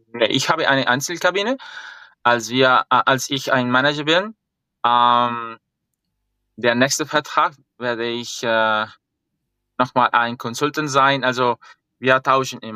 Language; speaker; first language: German; non-native, fluent; Spanish